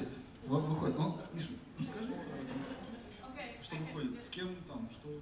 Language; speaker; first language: Russian; native; Russian